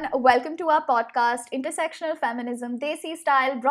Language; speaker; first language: English; non-native, local second language; Hindi